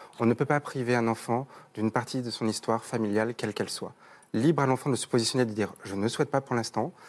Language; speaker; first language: French; native; French